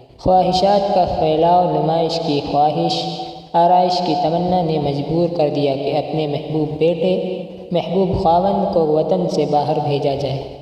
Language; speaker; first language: Urdu; non-native, local second language; Punjabi